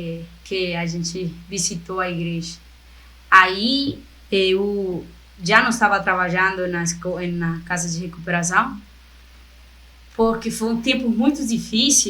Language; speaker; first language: Portuguese; non-native, fluent; Spanish